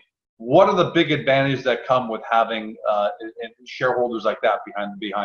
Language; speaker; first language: English; native; English